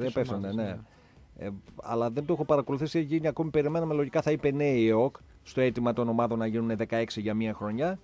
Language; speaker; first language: Greek; native; Greek